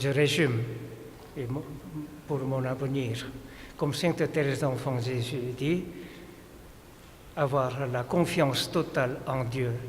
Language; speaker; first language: French; non-native, fluent; Korean